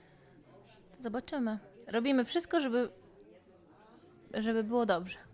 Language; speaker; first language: Polish; non-native, local second language; Russian